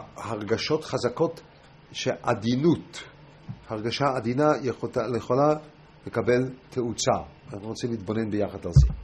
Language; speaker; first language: Hebrew; non-native, fluent; English